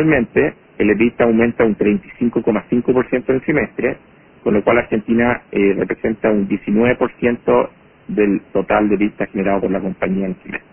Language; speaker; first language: Spanish; native; Spanish